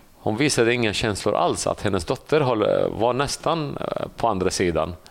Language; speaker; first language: Swedish; early bilingual, other home language; Assyrian Neo-Aramaic